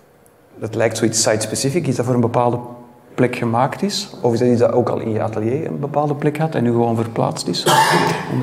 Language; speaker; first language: Dutch; native; Dutch